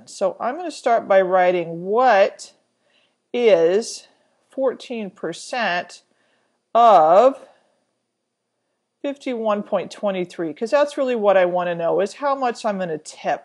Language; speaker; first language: English; native; English